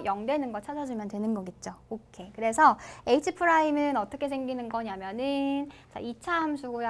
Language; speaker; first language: Korean; native; Korean